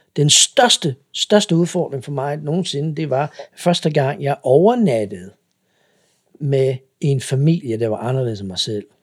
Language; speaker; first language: Danish; non-native, fluent; English